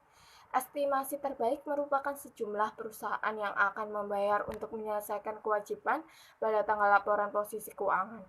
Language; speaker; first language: Indonesian; native; Indonesian